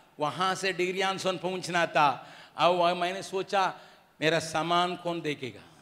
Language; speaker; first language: Hindi; non-native, local second language; Tamil